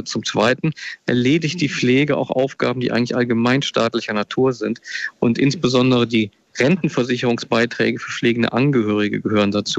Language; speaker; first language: German; native; German